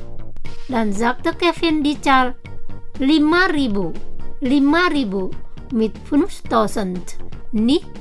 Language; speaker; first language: German; non-native, fluent; Indonesian